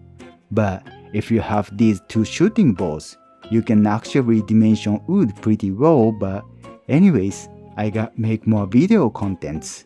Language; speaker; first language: English; non-native, fluent; Japanese